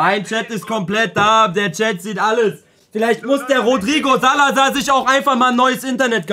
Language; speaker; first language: German; native; German